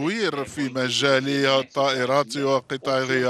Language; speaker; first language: Arabic; non-native, fluent; Turkish